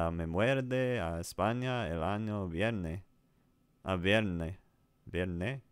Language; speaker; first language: Spanish; non-native, learner; English